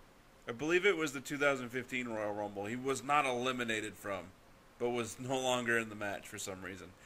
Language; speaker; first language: English; native; English